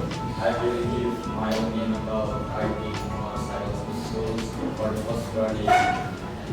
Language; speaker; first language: English; non-native, learner; Indonesian